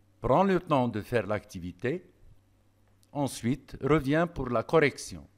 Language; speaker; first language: French; non-native, local second language; Arabic